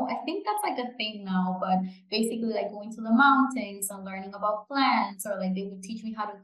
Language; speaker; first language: English; non-native, fluent; Japanese